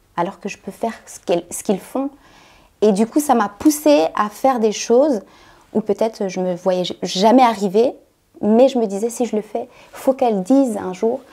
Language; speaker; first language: French; native; French